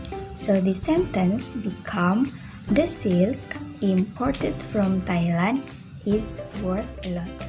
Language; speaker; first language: English; non-native, learner; Indonesian